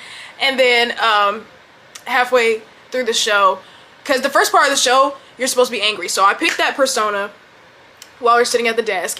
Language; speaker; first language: English; native; English